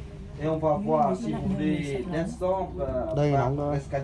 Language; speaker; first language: French; non-native, fluent; Vietnamese